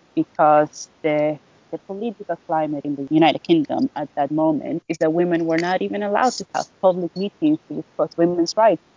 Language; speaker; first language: English; non-native, fluent; Spanish